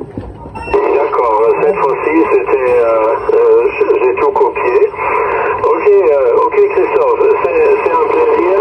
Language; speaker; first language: French; non-native, fluent; German